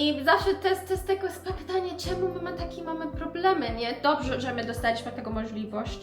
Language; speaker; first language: Polish; non-native, learner; Persian